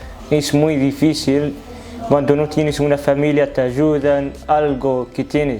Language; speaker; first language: Spanish; non-native, learner; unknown